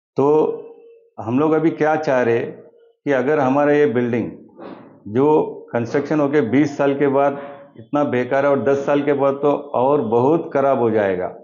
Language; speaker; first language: Hindi; non-native, local second language; Tamil